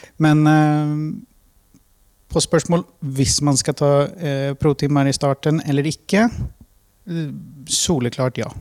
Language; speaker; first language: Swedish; native; Swedish